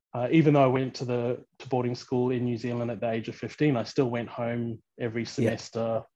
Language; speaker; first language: English; early bilingual, other home language; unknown